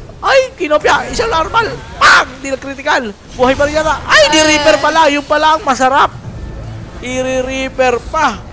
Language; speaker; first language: Filipino; native; Filipino